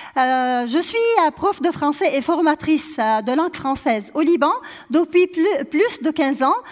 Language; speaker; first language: French; non-native, local second language; Arabic